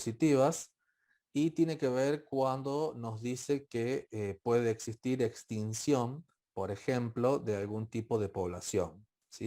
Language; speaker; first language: Spanish; native; Spanish